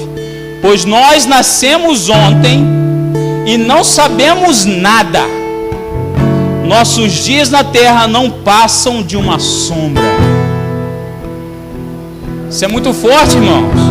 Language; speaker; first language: Portuguese; native; Portuguese